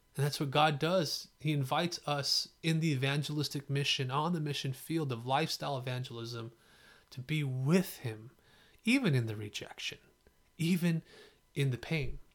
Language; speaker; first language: English; native; English